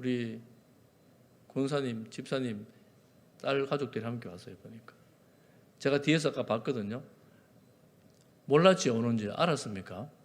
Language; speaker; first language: Korean; native; Korean